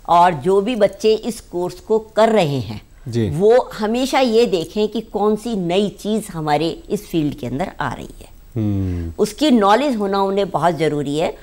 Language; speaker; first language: Hindi; native; Hindi